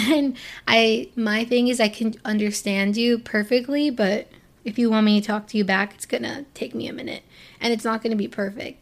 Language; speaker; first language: English; native; English